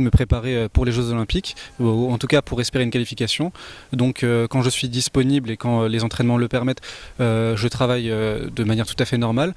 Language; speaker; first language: French; native; French